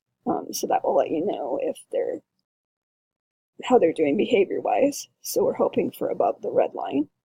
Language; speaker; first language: English; native; English